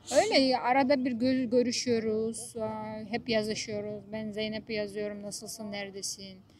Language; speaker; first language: Turkish; non-native, fluent; Japanese